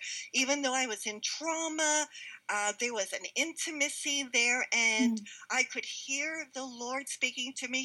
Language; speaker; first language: English; native; English